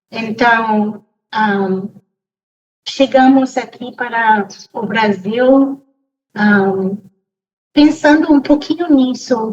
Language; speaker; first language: Portuguese; non-native, fluent; English